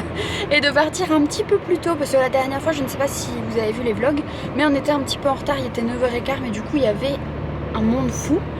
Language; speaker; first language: French; native; French